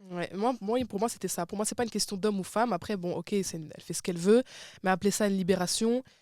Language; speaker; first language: French; native; French